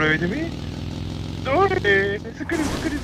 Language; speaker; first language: English; non-native, learner; Korean